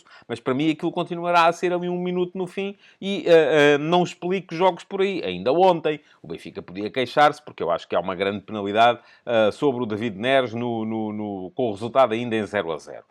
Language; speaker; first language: Portuguese; native; Portuguese